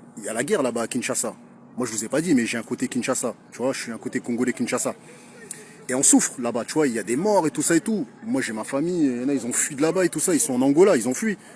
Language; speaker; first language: French; early bilingual, other home language; Lingala